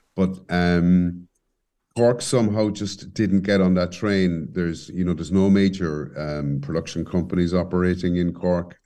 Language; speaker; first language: English; native; English